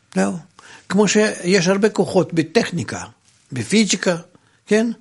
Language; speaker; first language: Hebrew; non-native, fluent; Russian